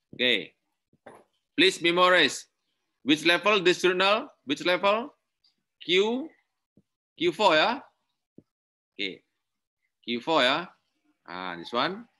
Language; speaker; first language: English; non-native, learner; Indonesian